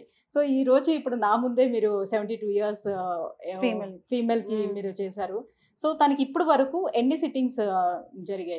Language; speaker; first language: Telugu; native; Telugu